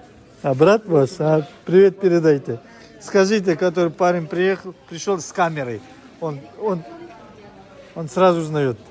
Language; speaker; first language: Russian; non-native, local second language; Kazakh